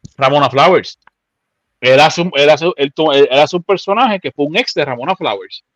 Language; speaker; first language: Spanish; native; Spanish